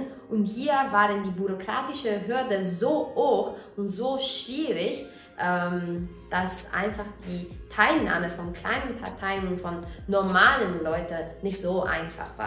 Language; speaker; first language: German; non-native, fluent; Italian